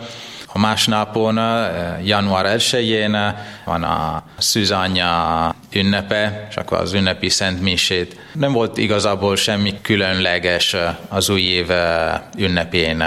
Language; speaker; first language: Hungarian; non-native, fluent; Italian